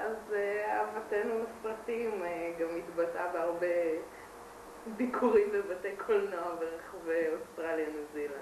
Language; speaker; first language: Hebrew; native; Hebrew